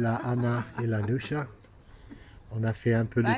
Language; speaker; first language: French; non-native, fluent; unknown